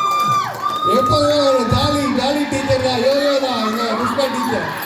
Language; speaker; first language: Tamil; native; Tamil